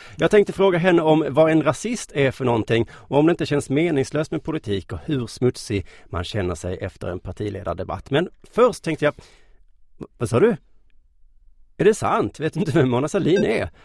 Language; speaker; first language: Swedish; native; Swedish